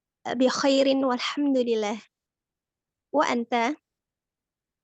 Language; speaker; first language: Arabic; non-native, learner; Indonesian